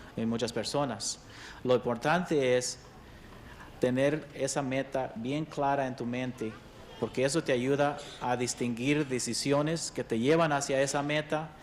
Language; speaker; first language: Spanish; early bilingual, other home language; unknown